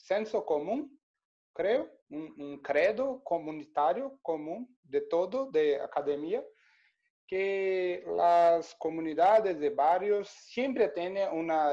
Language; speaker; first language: Spanish; non-native, learner; Portuguese